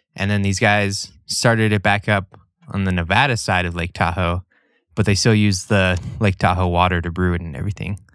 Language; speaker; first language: English; native; English